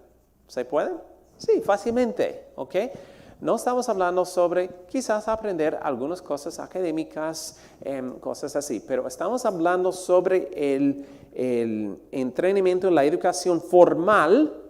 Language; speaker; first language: Spanish; non-native, fluent; English